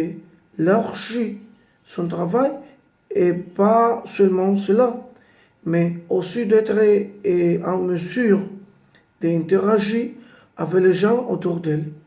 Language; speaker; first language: French; non-native, learner; Spanish